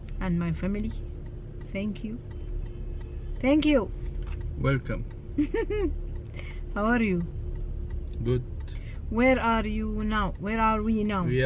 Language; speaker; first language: English; non-native, learner; Arabic